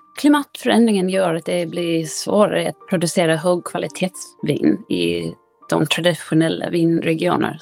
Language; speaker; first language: Swedish; non-native, fluent; English